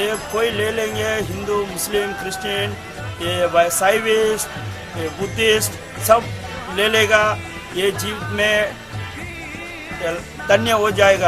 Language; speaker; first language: Hindi; non-native, local second language; Marathi